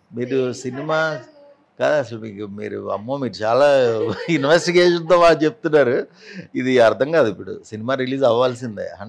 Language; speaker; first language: Telugu; native; Telugu